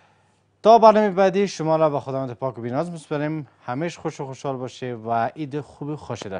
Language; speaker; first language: Persian; native; Persian